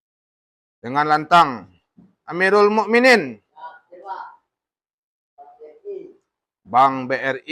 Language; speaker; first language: Indonesian; native; Indonesian